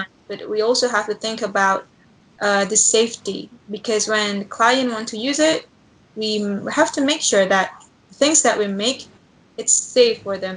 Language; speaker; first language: English; non-native, learner; Indonesian